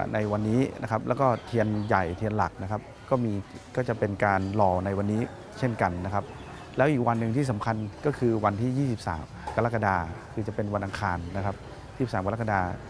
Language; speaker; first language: Thai; native; Thai